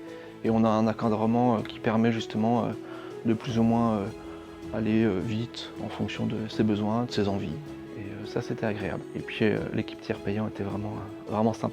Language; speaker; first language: French; native; French